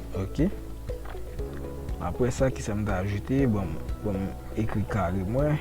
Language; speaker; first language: French; non-native, local second language; Haitian Creole